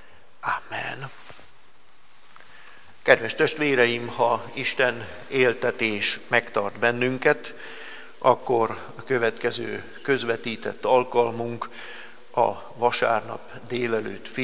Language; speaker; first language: Hungarian; native; Hungarian